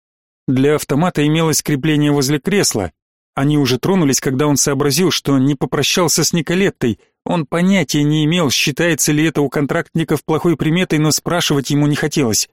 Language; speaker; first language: Russian; native; Russian